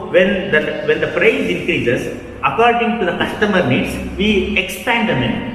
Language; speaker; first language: English; non-native, local second language; Kannada